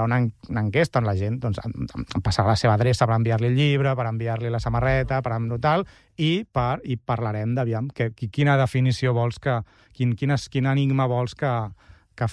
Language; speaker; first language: Catalan; native; Catalan